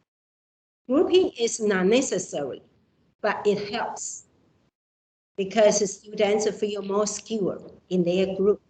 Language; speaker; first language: English; non-native, fluent; Chinese